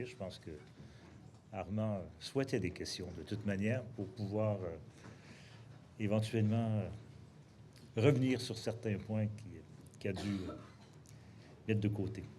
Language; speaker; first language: French; native; French